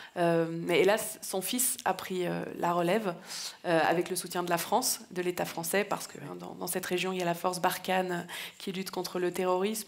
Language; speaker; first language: French; native; French